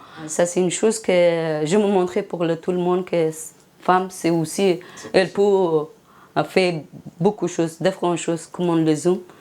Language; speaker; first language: French; non-native, learner; Persian